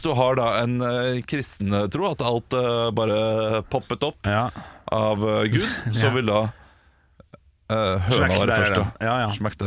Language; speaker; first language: Norwegian; native; Norwegian